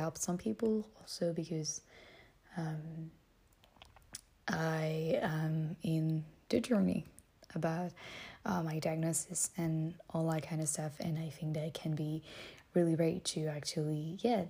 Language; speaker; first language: English; non-native, fluent; French